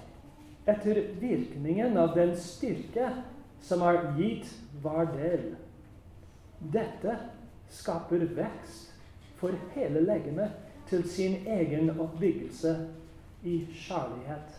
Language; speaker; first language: Norwegian; non-native, fluent; English